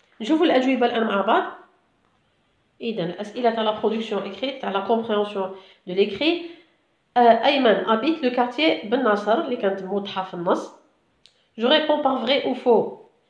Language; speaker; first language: French; non-native, local second language; Arabic